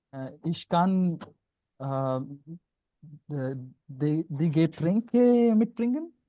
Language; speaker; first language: German; non-native, learner; Punjabi